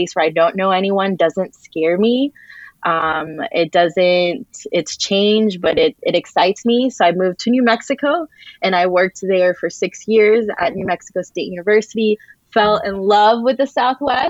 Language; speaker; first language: English; early bilingual, other home language; Spanish